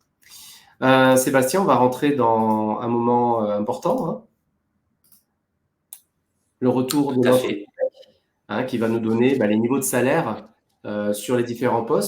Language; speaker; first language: French; native; French